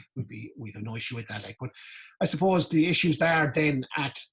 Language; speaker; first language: English; native; English